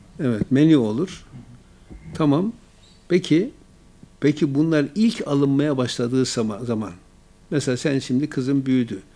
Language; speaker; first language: Turkish; native; Turkish